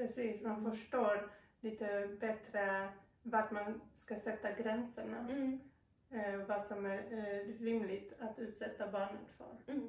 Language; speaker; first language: Swedish; non-native, fluent; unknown